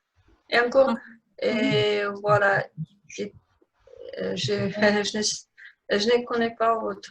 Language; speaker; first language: French; non-native, fluent; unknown